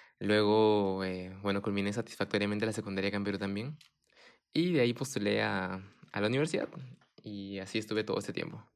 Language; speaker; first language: Spanish; early bilingual, heritage; Spanish